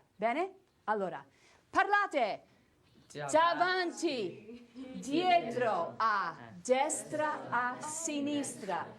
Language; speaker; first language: Italian; non-native, fluent; English